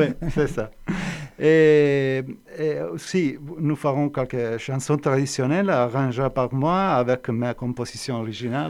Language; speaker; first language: French; non-native, fluent; Italian